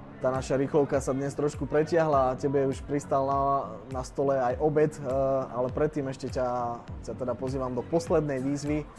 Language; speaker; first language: Slovak; native; Slovak